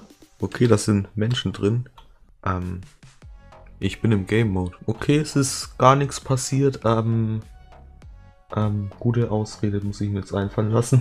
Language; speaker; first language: German; native; German